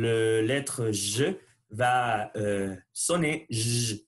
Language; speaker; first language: French; non-native, learner; Spanish